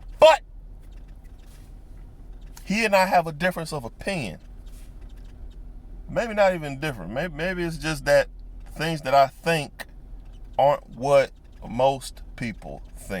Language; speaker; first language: English; native; English